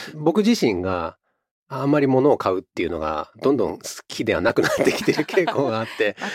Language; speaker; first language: Japanese; native; Japanese